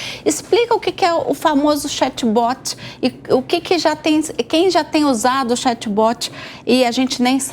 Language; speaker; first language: Portuguese; native; Portuguese